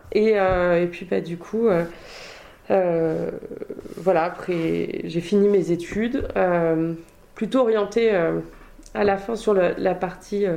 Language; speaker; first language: French; native; French